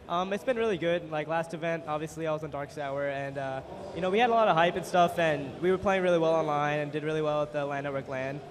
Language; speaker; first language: English; native; English